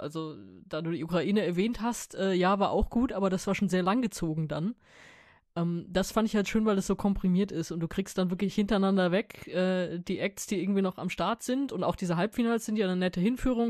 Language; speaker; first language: German; native; German